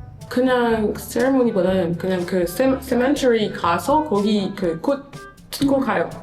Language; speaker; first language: Korean; non-native, learner; French